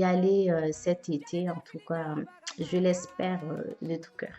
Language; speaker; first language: French; early bilingual, other home language; Bambara